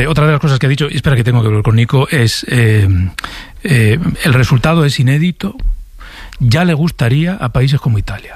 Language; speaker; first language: Spanish; native; Spanish